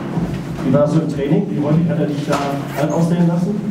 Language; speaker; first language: German; native; German